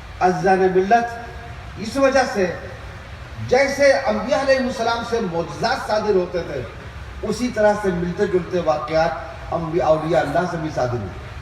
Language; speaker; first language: Urdu; native; Urdu